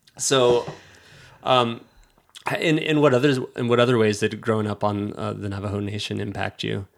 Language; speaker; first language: English; native; English